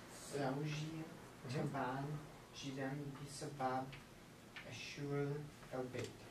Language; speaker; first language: Arabic; non-native, learner; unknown